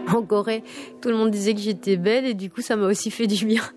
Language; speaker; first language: French; native; French